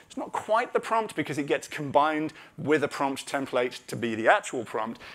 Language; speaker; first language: English; native; English